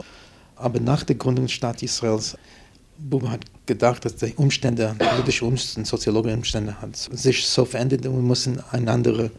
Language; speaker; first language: German; non-native, fluent; English